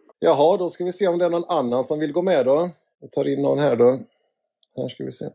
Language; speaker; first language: Swedish; native; Swedish